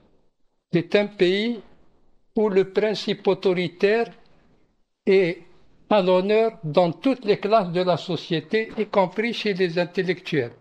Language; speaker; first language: French; non-native, local second language; Arabic